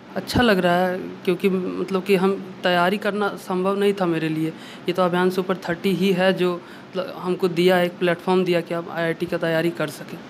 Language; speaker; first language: Hindi; native; Hindi